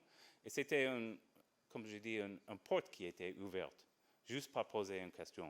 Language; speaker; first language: French; non-native, fluent; English